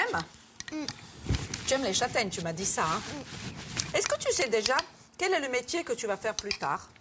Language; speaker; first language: French; native; French